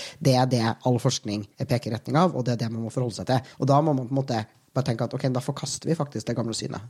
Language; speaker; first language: Norwegian; native; Norwegian